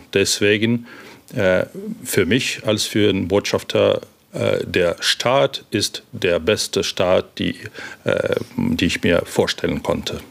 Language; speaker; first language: German; non-native, fluent; Ukrainian